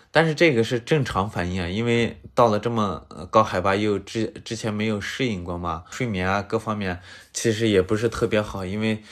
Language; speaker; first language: Chinese; native; Chinese